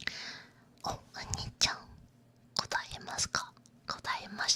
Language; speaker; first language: Japanese; non-native, learner; Chinese